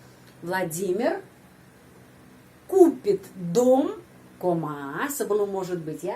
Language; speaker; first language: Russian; non-native, fluent; Indonesian